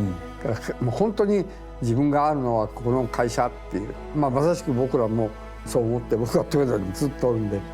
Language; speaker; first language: Japanese; native; Japanese